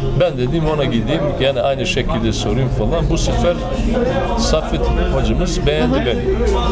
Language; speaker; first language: Turkish; non-native, fluent; Serbian